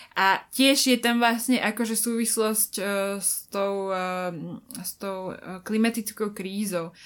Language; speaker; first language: Slovak; native; Slovak